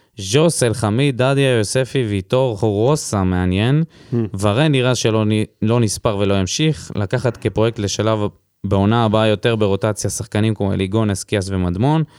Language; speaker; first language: Hebrew; native; Hebrew